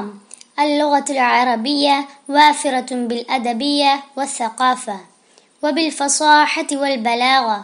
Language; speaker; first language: Arabic; non-native, learner; Malayalam